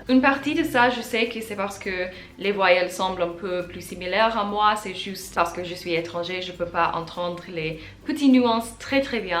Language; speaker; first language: French; non-native, learner; English